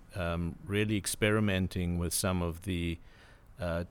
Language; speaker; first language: English; native; English